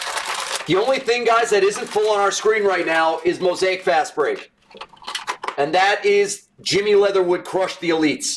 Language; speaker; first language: English; native; English